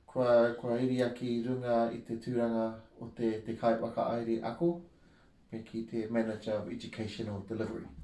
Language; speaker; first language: Māori; non-native, local second language; English